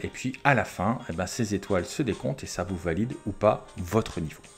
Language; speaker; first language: French; native; French